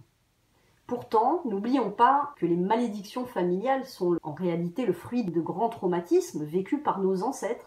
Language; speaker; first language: French; native; French